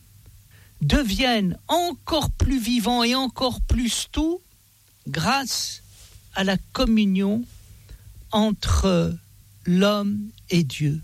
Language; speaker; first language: French; native; French